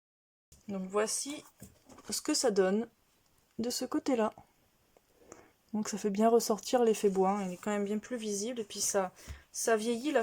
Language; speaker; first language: French; native; French